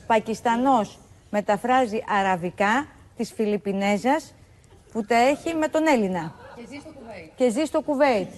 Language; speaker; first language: Greek; native; Greek